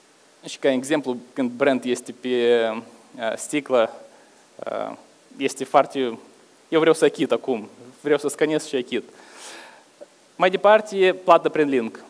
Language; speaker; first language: Romanian; non-native, local second language; Russian